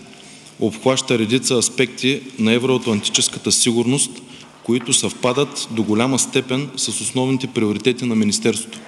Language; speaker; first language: Bulgarian; native; Bulgarian